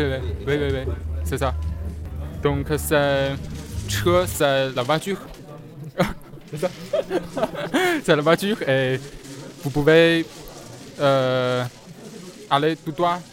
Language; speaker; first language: French; non-native, learner; Chinese